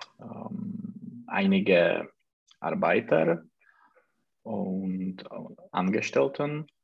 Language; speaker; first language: German; non-native, learner; Czech